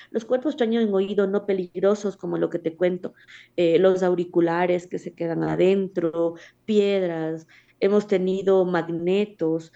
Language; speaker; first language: Spanish; native; Spanish